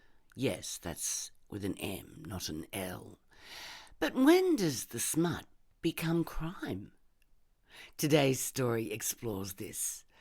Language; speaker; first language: English; native; English